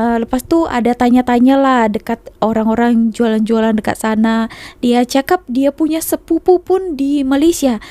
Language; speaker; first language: Indonesian; native; Indonesian